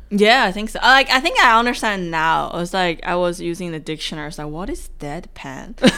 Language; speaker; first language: English; non-native, fluent; Chinese